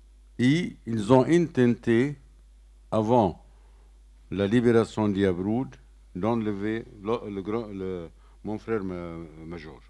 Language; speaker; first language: French; non-native, learner; Arabic